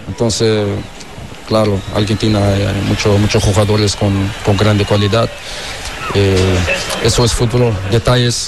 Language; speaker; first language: Spanish; non-native, learner; Portuguese